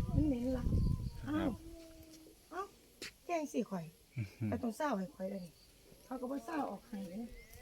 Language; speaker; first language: Thai; native; Thai